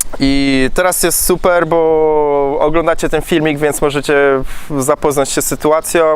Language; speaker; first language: Polish; native; Polish